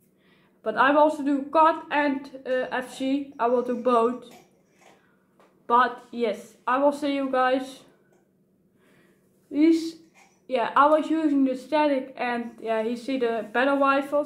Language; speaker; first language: English; non-native, learner; Dutch